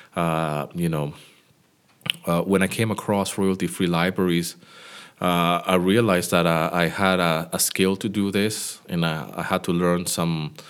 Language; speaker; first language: English; non-native, fluent; Greek